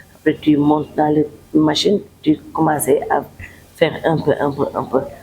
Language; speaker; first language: French; non-native, local second language; Wolof